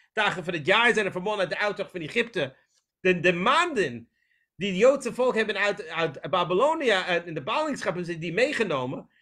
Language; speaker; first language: Dutch; non-native, fluent; English